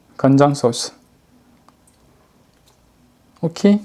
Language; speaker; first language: Korean; non-native, learner; Tamil